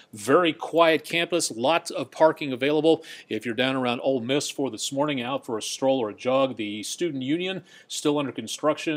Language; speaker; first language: English; native; English